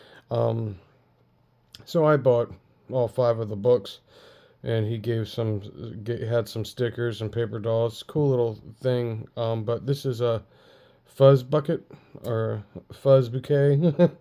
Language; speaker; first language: English; native; English